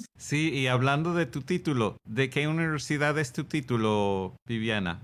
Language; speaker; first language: Spanish; non-native, fluent; English